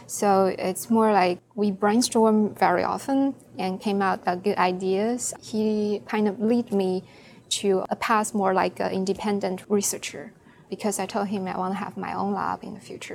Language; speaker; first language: English; non-native, fluent; Chinese